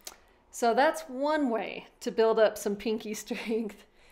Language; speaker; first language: English; native; English